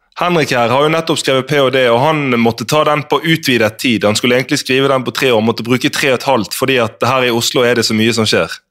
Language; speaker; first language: Norwegian; native; Norwegian